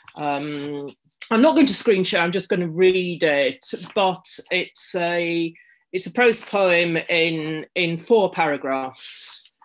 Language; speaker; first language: English; native; English